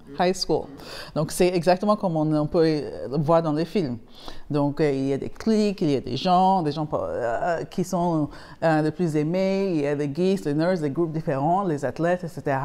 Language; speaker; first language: French; non-native, fluent; English